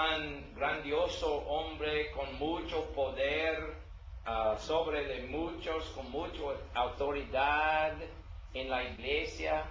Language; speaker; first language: Spanish; non-native, learner; English